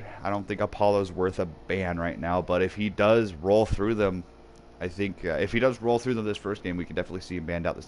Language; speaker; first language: English; native; English